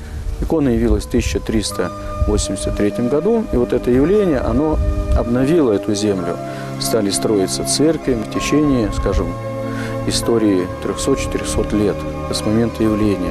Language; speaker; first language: Russian; native; Russian